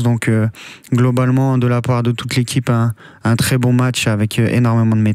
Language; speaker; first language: French; native; French